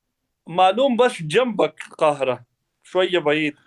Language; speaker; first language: Arabic; non-native, learner; Pashto